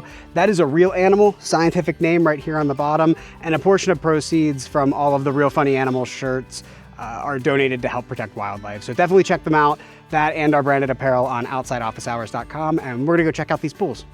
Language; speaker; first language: English; native; English